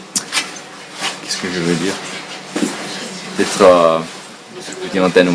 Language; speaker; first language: French; non-native, fluent; Danish